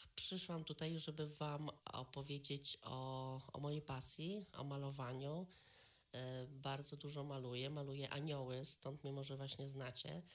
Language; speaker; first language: Polish; native; Polish